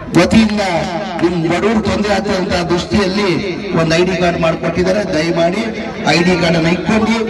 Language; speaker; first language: Kannada; non-native, local second language; Urdu